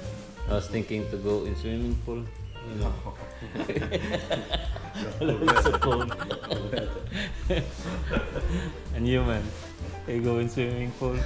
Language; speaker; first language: English; non-native, learner; Filipino